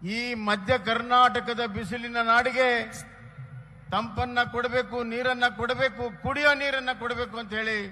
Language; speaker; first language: Kannada; non-native, local second language; Lambadi